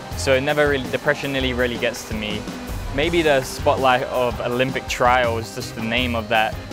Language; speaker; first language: English; native; English